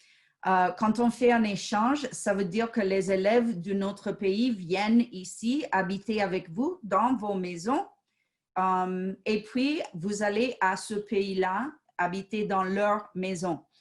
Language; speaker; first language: French; non-native, fluent; English